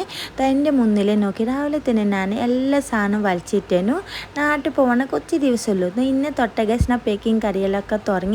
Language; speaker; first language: Malayalam; non-native, local second language; Assamese